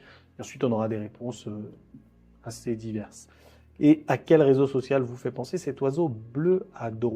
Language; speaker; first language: French; native; French